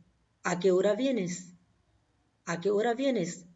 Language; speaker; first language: Spanish; non-native, learner; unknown